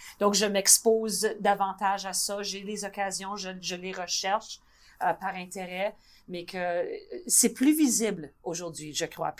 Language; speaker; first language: French; native; French